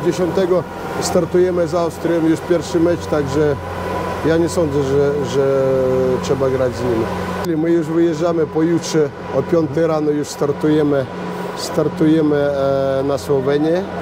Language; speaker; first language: Polish; non-native, fluent; Russian